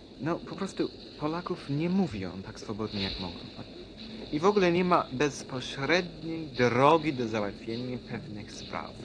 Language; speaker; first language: Polish; non-native, fluent; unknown